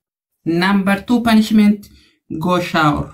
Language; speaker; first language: English; non-native, learner; Amharic